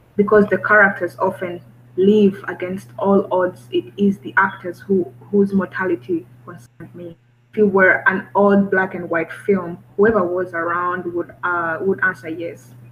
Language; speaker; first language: English; non-native, local second language; Kinyarwanda